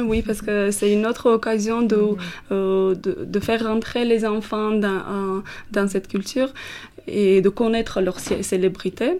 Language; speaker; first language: French; non-native, fluent; Armenian